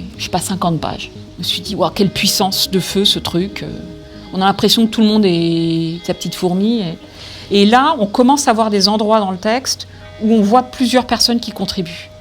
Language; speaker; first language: French; native; French